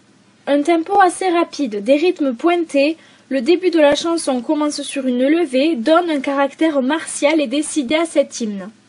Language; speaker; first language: French; native; French